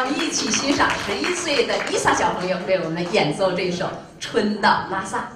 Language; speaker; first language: Chinese; native; Chinese